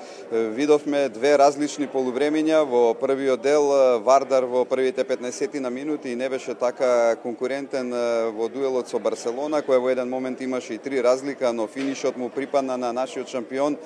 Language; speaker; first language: Macedonian; native; Macedonian